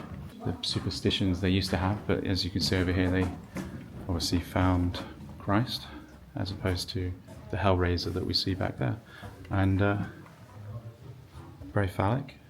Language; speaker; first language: English; native; English